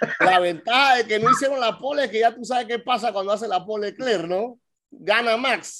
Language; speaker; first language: Spanish; native; Spanish